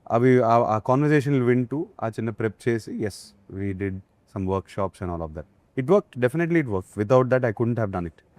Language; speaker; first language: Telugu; native; Telugu